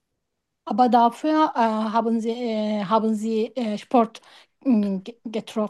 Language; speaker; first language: German; non-native, learner; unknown